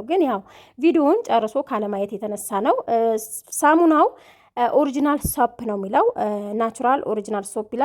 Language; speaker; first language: Amharic; native; Amharic